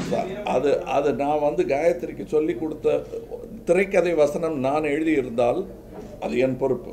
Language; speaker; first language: Tamil; native; Tamil